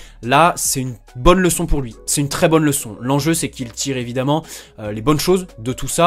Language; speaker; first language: French; native; French